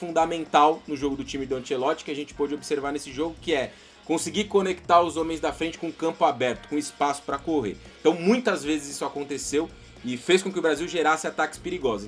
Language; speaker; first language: Portuguese; native; Portuguese